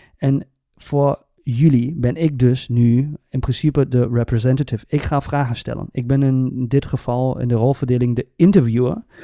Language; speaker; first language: Dutch; native; Dutch